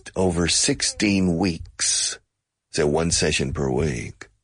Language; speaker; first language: English; native; English